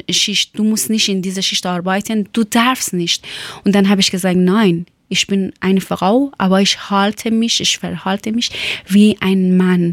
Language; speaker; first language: German; non-native, learner; Persian